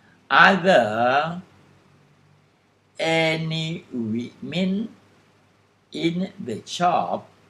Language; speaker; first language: English; non-native, fluent; Thai